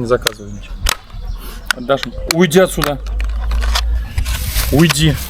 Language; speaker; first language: Russian; native; Russian